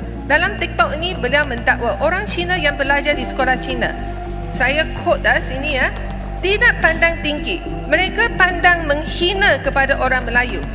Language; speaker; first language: Malay; non-native, local second language; Chinese